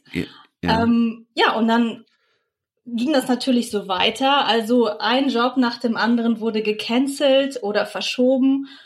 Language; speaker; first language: German; early bilingual, other home language; Russian